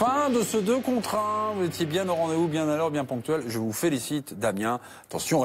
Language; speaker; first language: French; native; French